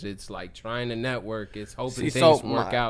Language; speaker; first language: English; native; English